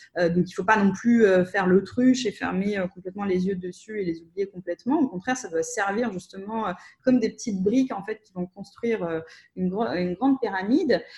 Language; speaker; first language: French; non-native, fluent; Russian